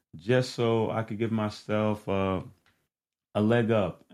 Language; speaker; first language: English; early bilingual, other home language; Haitian Creole